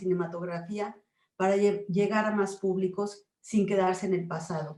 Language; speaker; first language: Spanish; native; Spanish